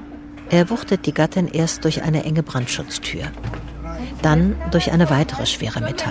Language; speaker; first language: German; native; German